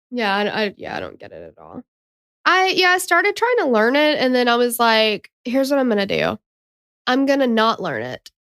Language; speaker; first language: English; native; English